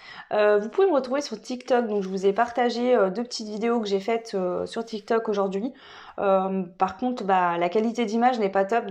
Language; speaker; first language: French; native; French